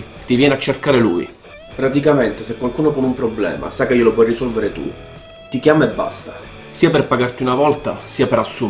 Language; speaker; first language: Italian; native; Italian